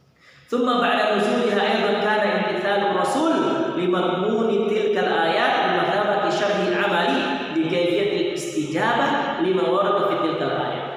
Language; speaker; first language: Arabic; non-native, fluent; Indonesian